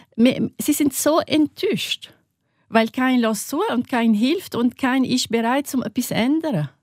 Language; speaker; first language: German; non-native, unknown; Arabic